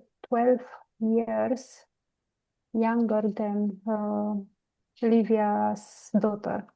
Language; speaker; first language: English; non-native, learner; Romanian